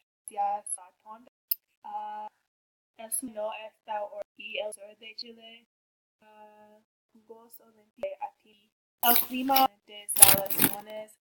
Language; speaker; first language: Spanish; non-native, learner; English